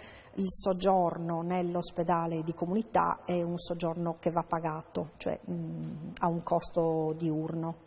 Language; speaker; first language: Italian; native; Italian